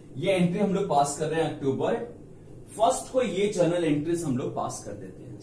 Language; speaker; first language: Hindi; native; Hindi